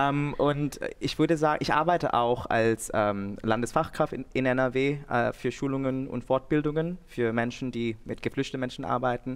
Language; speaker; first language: German; non-native, fluent; Bangla